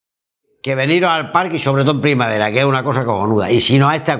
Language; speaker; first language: Spanish; native; Spanish